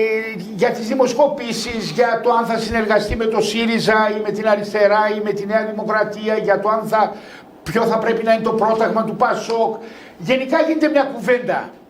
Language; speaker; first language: Greek; native; Greek